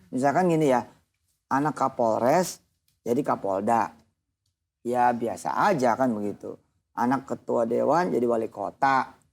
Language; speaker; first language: Indonesian; native; Indonesian